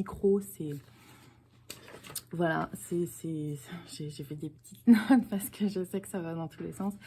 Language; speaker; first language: French; native; French